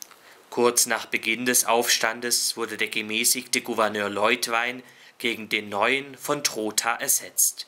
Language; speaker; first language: German; native; German